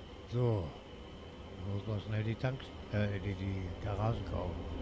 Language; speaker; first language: German; native; German